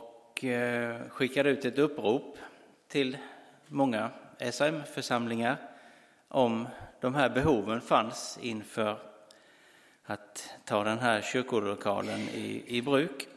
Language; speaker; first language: Swedish; native; Swedish